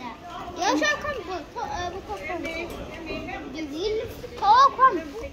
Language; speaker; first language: Swedish; early bilingual, other home language; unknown